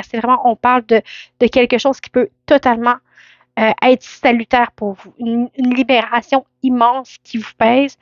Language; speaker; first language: French; native; French